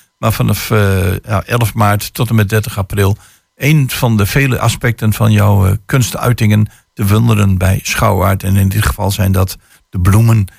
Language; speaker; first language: Dutch; native; Dutch